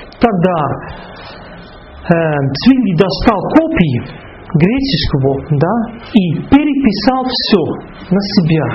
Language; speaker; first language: Russian; non-native, fluent; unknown